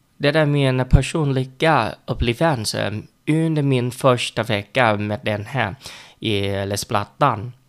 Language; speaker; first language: Swedish; non-native, learner; Vietnamese